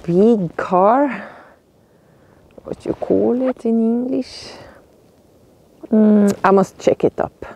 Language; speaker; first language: English; non-native, learner; Norwegian